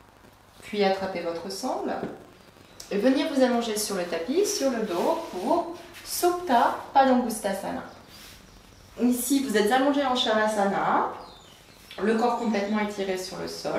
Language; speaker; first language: French; native; French